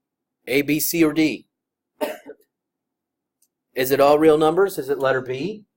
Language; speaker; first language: English; native; English